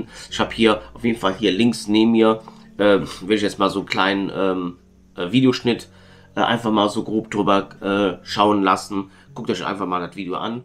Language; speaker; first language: German; native; German